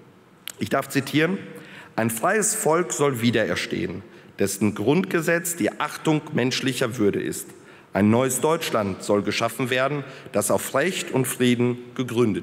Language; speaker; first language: German; early bilingual, other home language; Polish